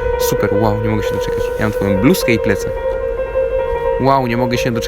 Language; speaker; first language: Polish; native; Polish